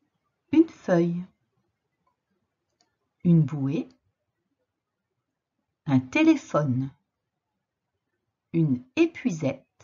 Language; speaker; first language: French; native; French